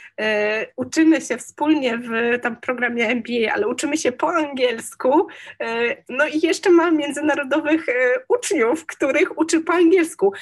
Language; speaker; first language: Polish; native; Polish